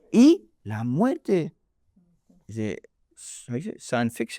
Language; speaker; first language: Spanish; non-native, learner; English